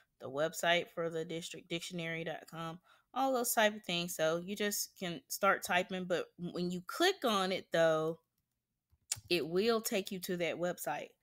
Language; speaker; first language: English; native; English